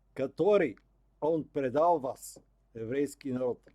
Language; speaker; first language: Russian; non-native, learner; Bulgarian